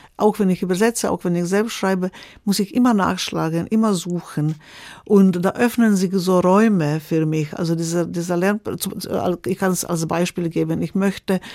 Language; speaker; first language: German; non-native, fluent; Croatian